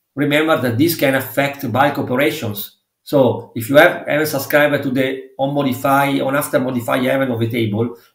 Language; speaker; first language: English; non-native, fluent; Italian